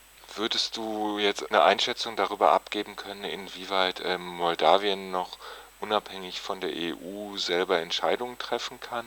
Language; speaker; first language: German; native; German